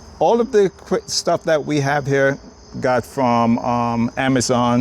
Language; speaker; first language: English; native; English